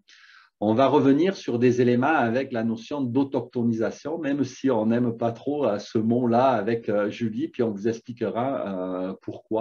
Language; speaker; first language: French; native; French